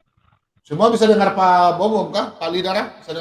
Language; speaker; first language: Indonesian; native; Indonesian